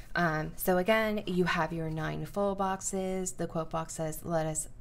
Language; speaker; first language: English; native; English